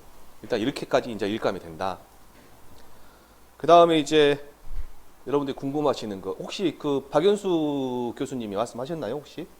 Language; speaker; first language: Korean; native; Korean